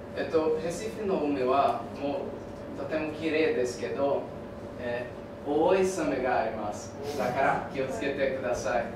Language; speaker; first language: Japanese; non-native, learner; Portuguese